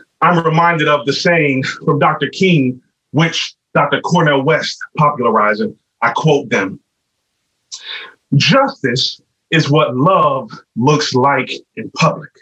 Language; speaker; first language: English; native; English